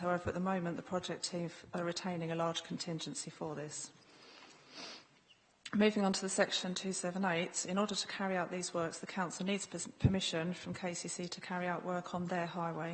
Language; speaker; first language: English; native; English